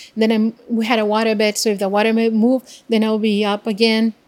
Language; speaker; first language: English; non-native, fluent; Spanish